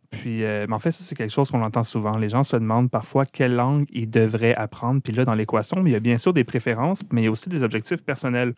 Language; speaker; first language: French; native; French